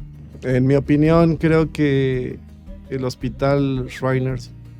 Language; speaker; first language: Spanish; native; Spanish